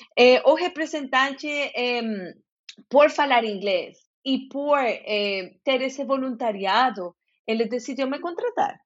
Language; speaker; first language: Portuguese; non-native, fluent; Spanish